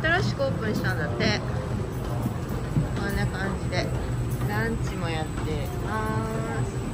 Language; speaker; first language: Japanese; native; Japanese